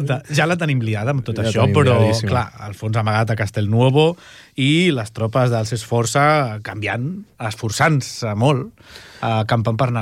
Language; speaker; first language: Catalan; native; Catalan